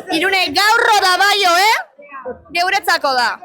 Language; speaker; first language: Basque; native; Basque